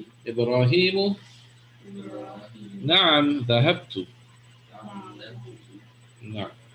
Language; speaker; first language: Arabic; non-native, fluent; English